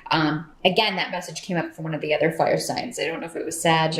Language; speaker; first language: English; native; English